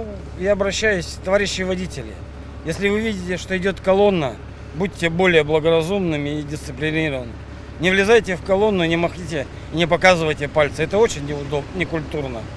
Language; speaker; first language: Russian; native; Russian